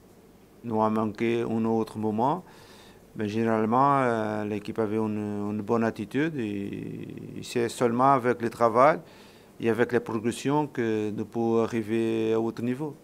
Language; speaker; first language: French; non-native, fluent; Portuguese